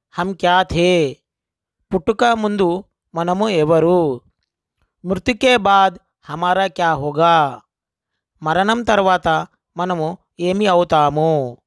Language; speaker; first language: Hindi; non-native, local second language; Telugu